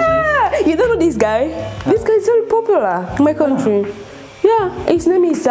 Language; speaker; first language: English; non-native, local second language; French